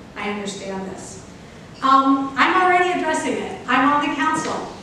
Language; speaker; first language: English; native; English